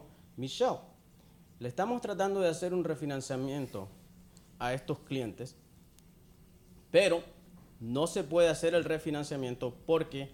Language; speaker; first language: Spanish; native; Spanish